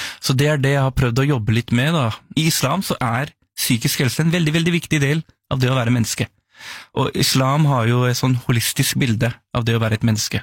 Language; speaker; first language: Norwegian; early bilingual, other home language; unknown